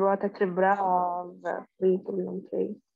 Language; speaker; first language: French; non-native, learner; Arabic